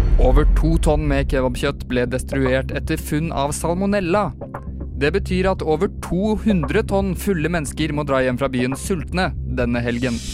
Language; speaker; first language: Norwegian; native; Norwegian